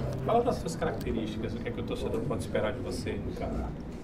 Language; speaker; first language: Portuguese; native; Portuguese